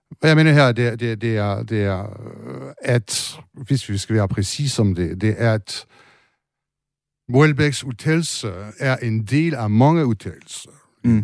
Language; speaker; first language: Danish; non-native, fluent; French